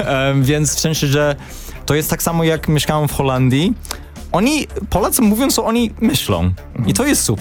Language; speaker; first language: Polish; non-native, learner; English